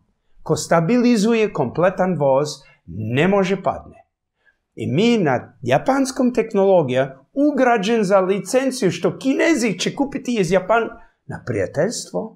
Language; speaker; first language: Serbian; early bilingual, heritage; English